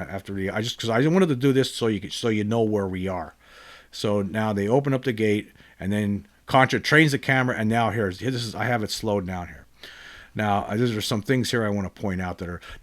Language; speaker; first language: English; native; English